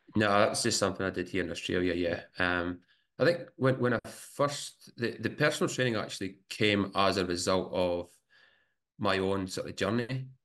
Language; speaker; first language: English; native; English